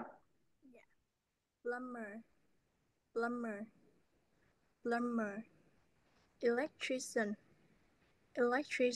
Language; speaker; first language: English; non-native, learner; Vietnamese